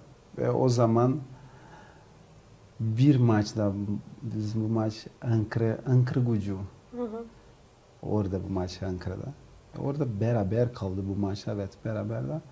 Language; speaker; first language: Turkish; non-native, learner; Portuguese